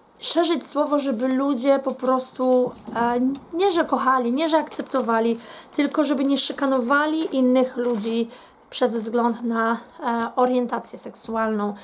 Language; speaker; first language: Polish; native; Polish